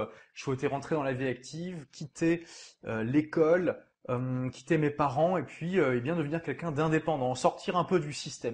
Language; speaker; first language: French; native; French